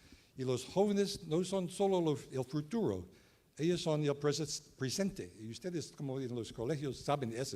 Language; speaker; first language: Spanish; non-native, learner; English